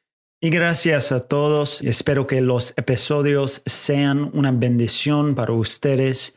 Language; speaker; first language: Spanish; non-native, fluent; English